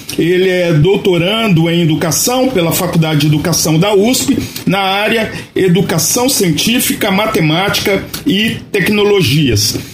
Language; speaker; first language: Portuguese; native; Portuguese